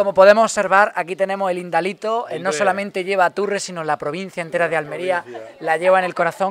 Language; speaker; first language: Spanish; native; Spanish